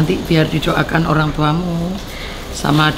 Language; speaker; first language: Indonesian; native; Indonesian